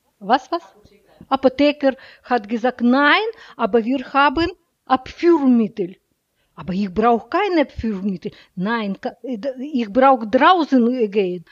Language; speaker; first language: German; non-native, learner; Russian